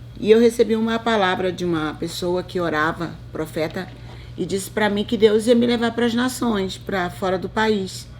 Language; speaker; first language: Portuguese; native; Portuguese